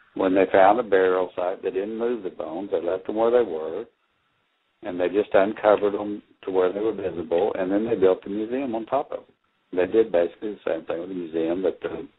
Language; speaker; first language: English; native; English